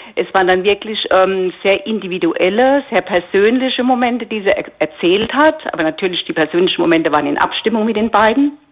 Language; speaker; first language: German; native; German